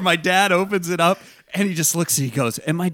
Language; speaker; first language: English; native; English